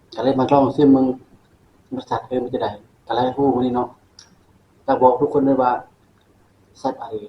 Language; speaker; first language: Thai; non-native, local second language; Northeastern Thai